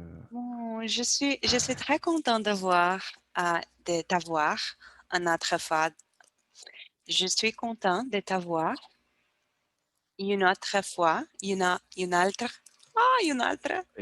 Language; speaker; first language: French; non-native, learner; Portuguese